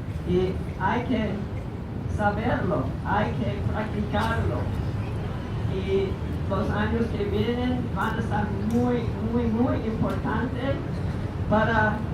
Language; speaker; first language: Spanish; non-native, learner; English